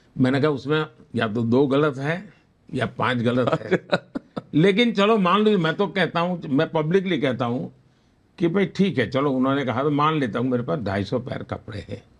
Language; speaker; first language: Hindi; non-native, local second language; Gujarati